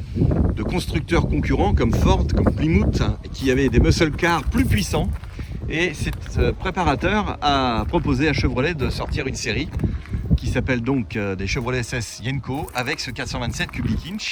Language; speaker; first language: French; native; French